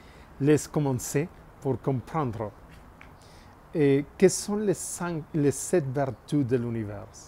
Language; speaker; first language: French; non-native, learner; Spanish